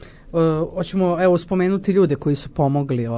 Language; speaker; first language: Croatian; native; Croatian